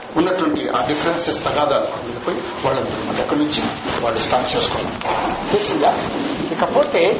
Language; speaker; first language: Telugu; non-native, local second language; Urdu